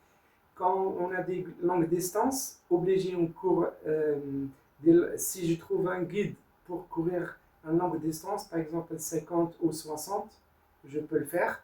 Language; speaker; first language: French; non-native, learner; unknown